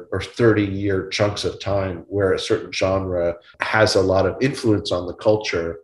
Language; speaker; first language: English; native; English